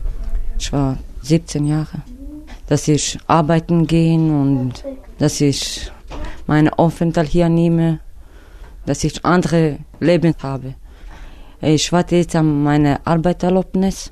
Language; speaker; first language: German; non-native, learner; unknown